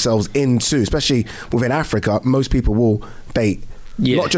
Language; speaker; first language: English; native; English